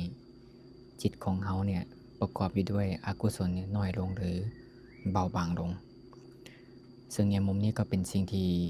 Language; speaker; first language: Thai; non-native, local second language; Northeastern Thai